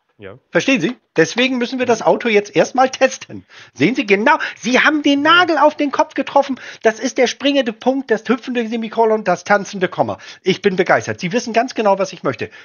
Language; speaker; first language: German; native; German